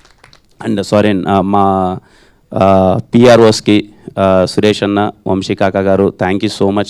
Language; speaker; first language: Telugu; native; Telugu